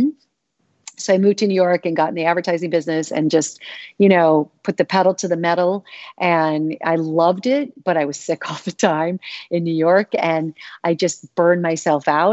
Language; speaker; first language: English; native; English